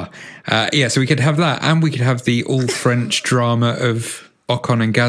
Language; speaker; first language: English; native; English